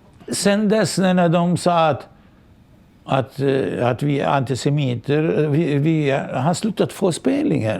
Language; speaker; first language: Swedish; non-native, local second language; Arabic